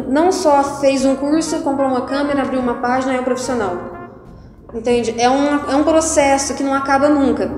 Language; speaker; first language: Portuguese; native; Portuguese